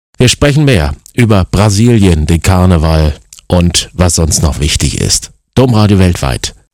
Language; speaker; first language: German; native; German